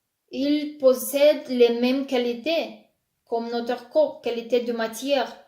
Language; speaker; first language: French; non-native, fluent; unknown